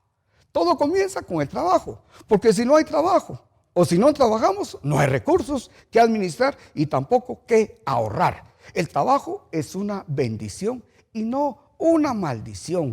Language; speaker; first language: Spanish; native; Spanish